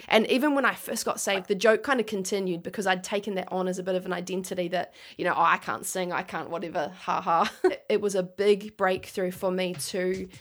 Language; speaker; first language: English; native; English